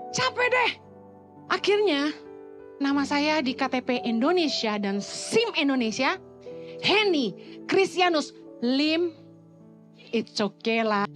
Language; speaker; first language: Indonesian; native; Indonesian